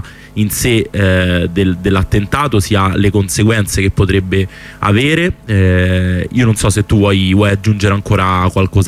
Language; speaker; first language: Italian; native; Italian